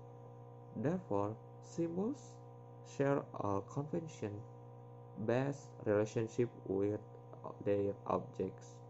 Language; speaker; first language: English; non-native, learner; Indonesian